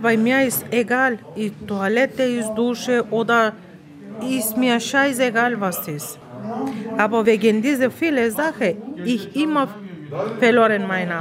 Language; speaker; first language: German; non-native, learner; Bulgarian